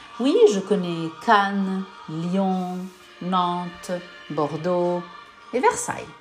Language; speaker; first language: French; non-native, learner; Portuguese